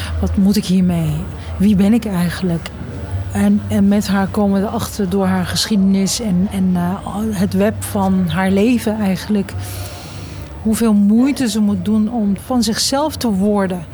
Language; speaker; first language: Dutch; early bilingual, other home language; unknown